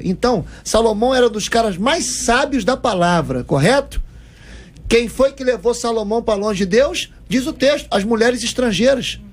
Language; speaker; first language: Portuguese; native; Portuguese